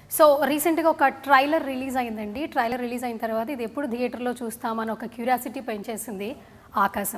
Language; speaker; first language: Telugu; native; Telugu